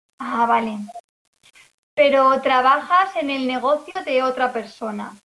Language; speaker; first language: Spanish; native; Spanish